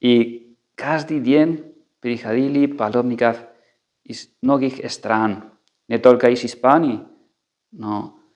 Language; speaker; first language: Russian; non-native, fluent; Spanish